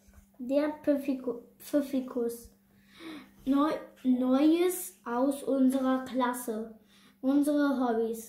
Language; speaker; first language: German; non-native, learner; Russian